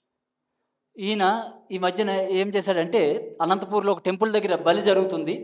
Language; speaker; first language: Telugu; native; Telugu